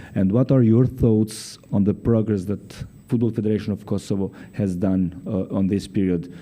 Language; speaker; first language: English; non-native, fluent; Albanian